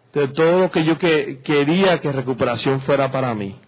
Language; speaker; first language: Spanish; early bilingual, heritage; Spanish